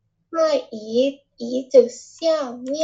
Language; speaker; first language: Chinese; non-native, learner; Vietnamese